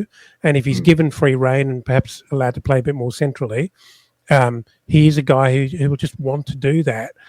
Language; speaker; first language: English; native; English